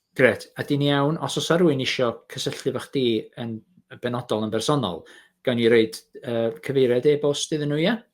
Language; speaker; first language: Welsh; native; Welsh